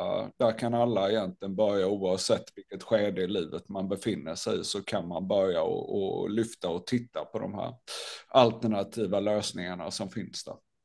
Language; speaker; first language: Swedish; native; Swedish